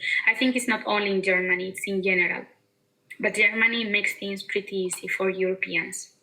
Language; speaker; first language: English; non-native, fluent; Spanish